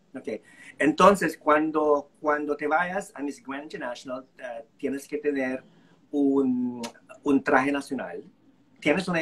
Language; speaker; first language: Spanish; non-native, fluent; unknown